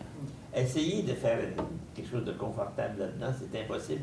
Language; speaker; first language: French; native; French